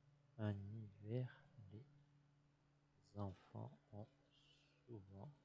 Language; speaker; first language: French; non-native, learner; English